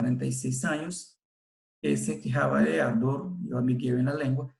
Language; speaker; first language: Spanish; non-native, fluent; Portuguese